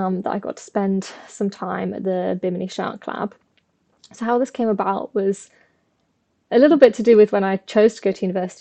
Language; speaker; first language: English; native; English